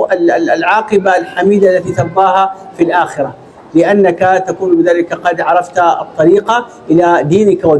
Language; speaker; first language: Arabic; native; Arabic